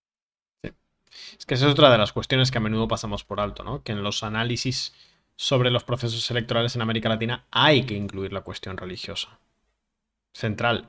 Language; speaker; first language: Spanish; native; Spanish